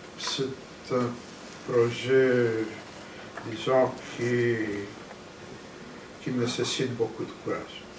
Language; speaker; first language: French; non-native, fluent; Romanian